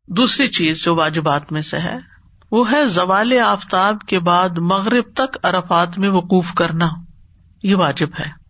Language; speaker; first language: Urdu; native; Urdu